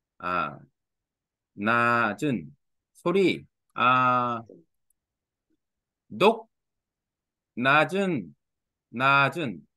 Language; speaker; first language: Vietnamese; non-native, learner; Korean